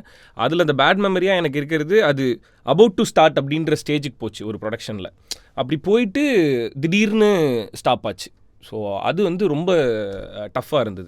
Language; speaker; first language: Tamil; native; Tamil